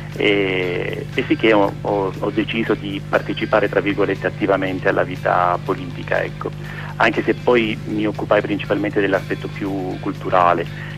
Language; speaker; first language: Italian; native; Italian